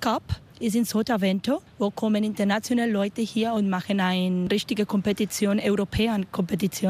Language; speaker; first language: German; non-native, learner; Spanish